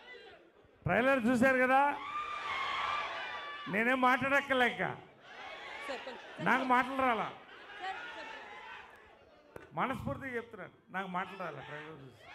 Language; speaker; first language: Telugu; native; Telugu